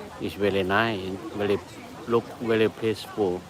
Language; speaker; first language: English; non-native, learner; Thai